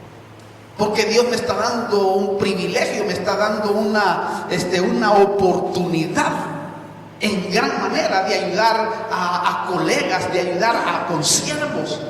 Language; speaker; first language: Spanish; native; Spanish